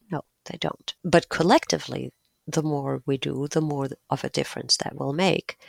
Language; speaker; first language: English; non-native, fluent; German